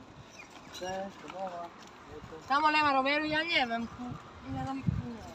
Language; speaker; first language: Polish; non-native, learner; Croatian